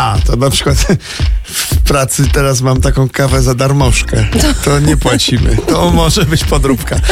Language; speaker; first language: Polish; native; Polish